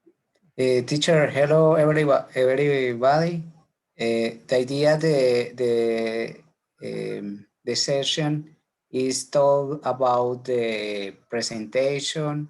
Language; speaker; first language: English; non-native, learner; Spanish